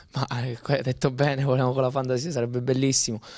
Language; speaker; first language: Italian; native; Italian